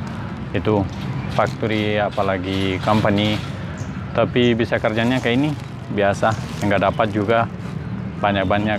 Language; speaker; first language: Indonesian; non-native, learner; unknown